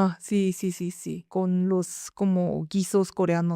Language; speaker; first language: Spanish; non-native, fluent; Korean